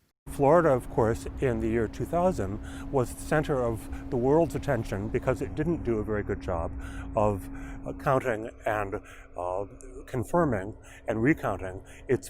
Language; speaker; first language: English; native; English